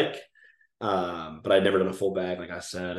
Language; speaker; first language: English; native; English